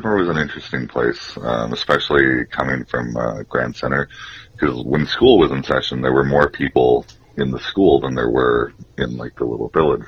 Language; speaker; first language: English; native; English